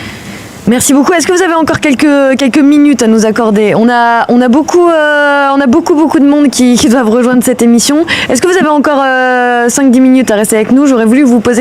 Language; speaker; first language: French; native; French